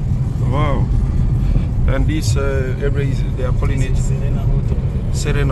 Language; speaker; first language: English; non-native, learner; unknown